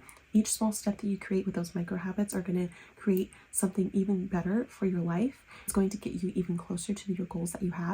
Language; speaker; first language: English; native; English